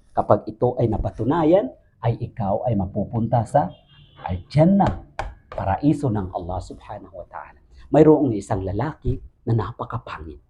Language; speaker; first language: Filipino; non-native, local second language; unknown